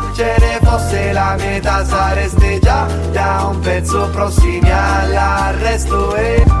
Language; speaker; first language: Italian; native; Italian